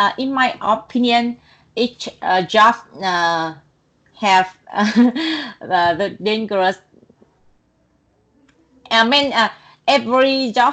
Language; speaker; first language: English; non-native, learner; Vietnamese